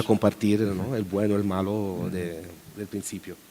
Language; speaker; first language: Spanish; non-native, learner; Italian